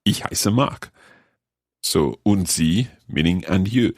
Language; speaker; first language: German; non-native, learner; English